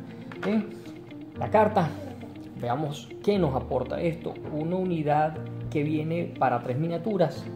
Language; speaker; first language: Spanish; native; Spanish